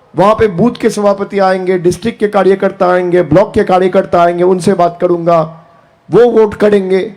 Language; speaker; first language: Hindi; non-native, local second language; Bangla